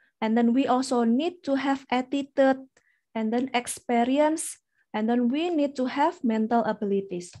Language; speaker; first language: English; non-native, fluent; Indonesian